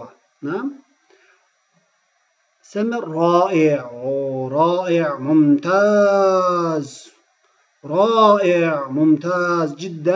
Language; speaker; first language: Arabic; non-native, fluent; Turkish